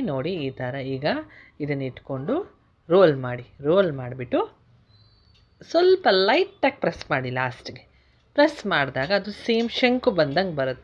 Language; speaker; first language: Kannada; native; Kannada